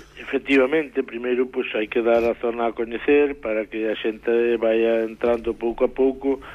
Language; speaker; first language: Galician; native; Galician